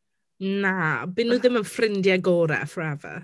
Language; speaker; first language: Welsh; non-native, local second language; English